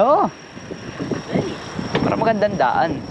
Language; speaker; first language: Filipino; native; Filipino